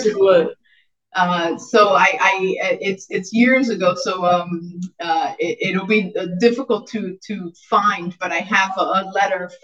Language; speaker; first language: English; native; English